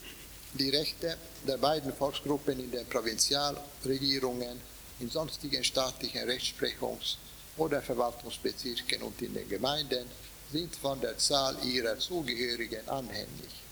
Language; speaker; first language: German; non-native, fluent; Swedish